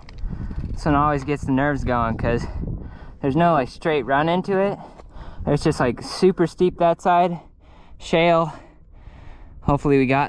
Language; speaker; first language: English; native; English